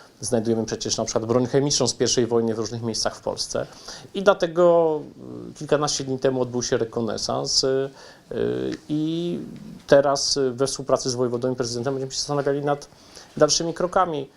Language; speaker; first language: Polish; native; Polish